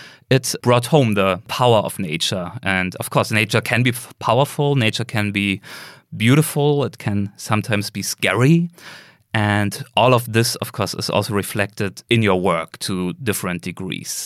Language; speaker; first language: English; non-native, fluent; German